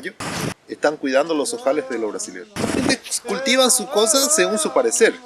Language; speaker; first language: Spanish; native; Spanish